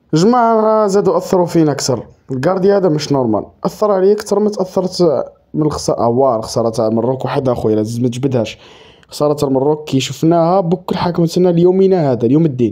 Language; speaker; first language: Arabic; native; Arabic